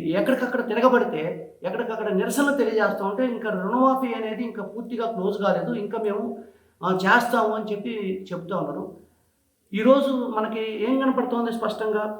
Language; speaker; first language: Telugu; native; Telugu